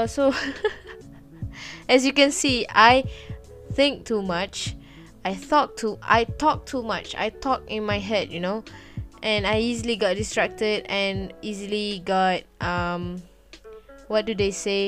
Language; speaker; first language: English; non-native, local second language; Malay